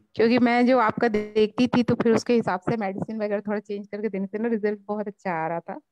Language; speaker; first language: Hindi; native; Hindi